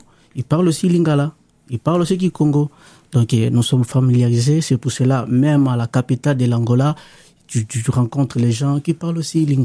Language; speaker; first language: French; non-native, local second language; Lingala